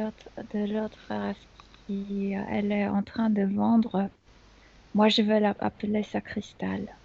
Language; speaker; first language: French; non-native, fluent; Spanish